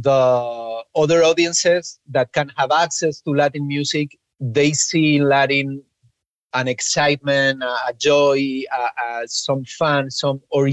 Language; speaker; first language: English; non-native, fluent; Spanish